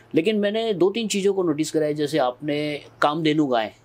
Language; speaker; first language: Hindi; native; Hindi